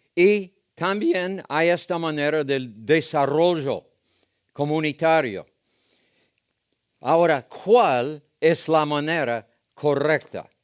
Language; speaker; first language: Spanish; non-native, fluent; English